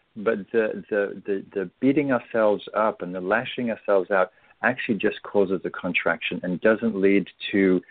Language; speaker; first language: English; native; English